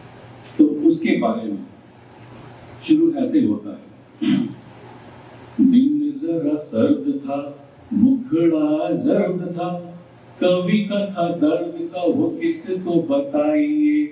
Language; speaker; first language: Hindi; native; Hindi